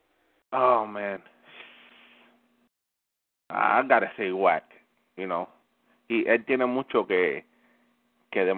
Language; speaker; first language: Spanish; early bilingual, heritage; Spanish